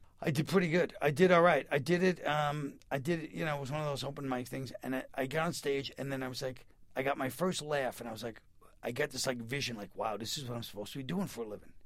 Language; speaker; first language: English; native; English